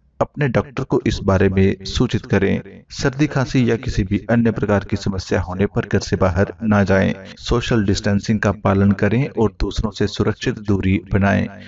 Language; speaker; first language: Hindi; native; Hindi